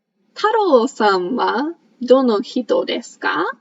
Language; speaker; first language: Japanese; non-native, fluent; English